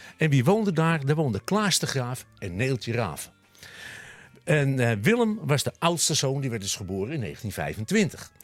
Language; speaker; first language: Dutch; native; Dutch